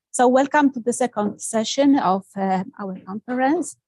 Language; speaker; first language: English; non-native, fluent; Polish